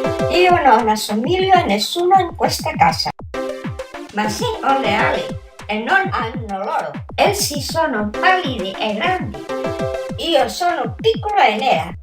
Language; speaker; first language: Italian; non-native, learner; Catalan